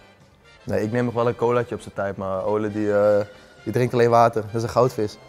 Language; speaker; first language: Dutch; native; Dutch